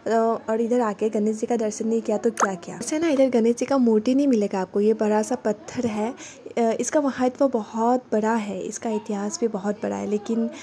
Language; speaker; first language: Hindi; non-native, local second language; Assamese